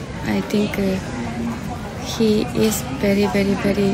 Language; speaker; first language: English; non-native, learner; Korean